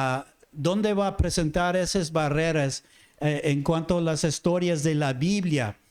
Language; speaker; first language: Spanish; non-native, fluent; English